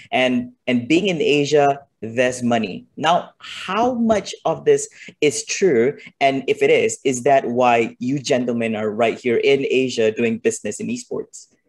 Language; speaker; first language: English; non-native, local second language; Malay